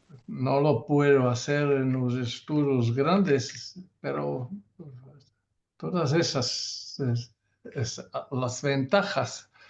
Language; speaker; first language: Spanish; non-native, learner; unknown